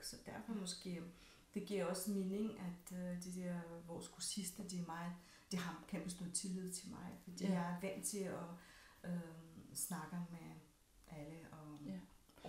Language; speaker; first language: Danish; non-native, fluent; Russian